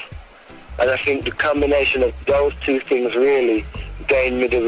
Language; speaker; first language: English; native; English